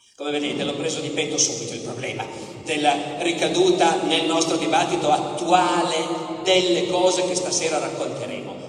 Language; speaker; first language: Italian; native; Italian